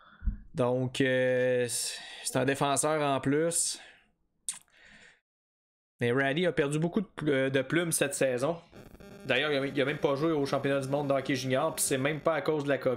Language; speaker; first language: French; native; French